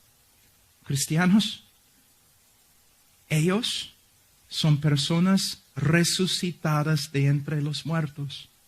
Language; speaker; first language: Spanish; non-native, fluent; English